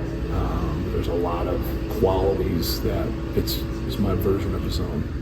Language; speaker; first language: English; native; English